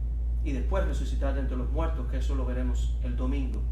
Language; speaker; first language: Spanish; native; Spanish